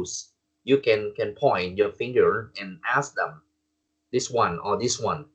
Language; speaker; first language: English; non-native, learner; Vietnamese